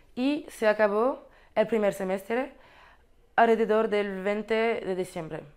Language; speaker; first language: Spanish; non-native, learner; French